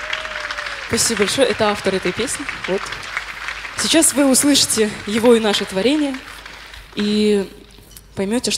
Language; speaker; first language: Russian; native; Russian